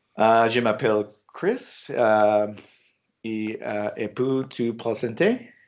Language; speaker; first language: French; non-native, learner; English